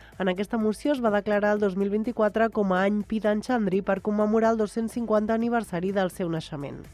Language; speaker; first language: Catalan; native; Catalan